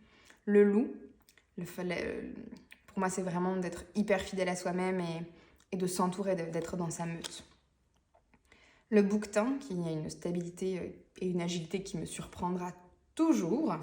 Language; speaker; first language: French; native; French